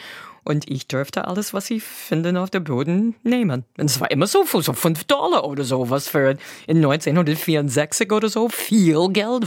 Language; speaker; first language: German; non-native, fluent; English